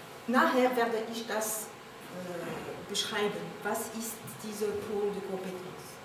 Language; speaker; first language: German; non-native, learner; French